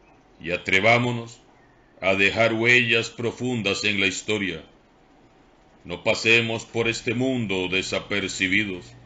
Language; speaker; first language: Spanish; native; Spanish